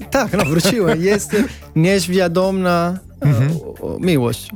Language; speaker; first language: Polish; non-native, learner; Italian